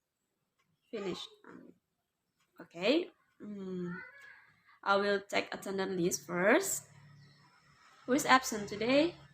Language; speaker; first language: English; non-native, learner; Indonesian